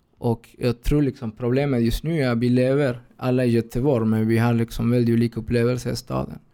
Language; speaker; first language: Swedish; non-native, fluent; Spanish